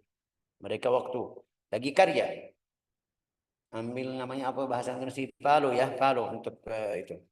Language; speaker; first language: Indonesian; non-native, fluent; Arabic